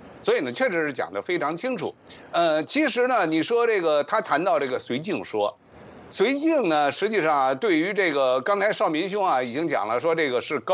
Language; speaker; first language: Chinese; native; Chinese